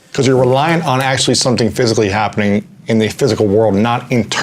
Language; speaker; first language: English; native; English